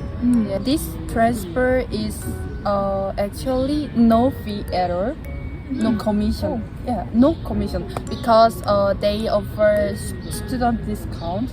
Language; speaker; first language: English; non-native, learner; Korean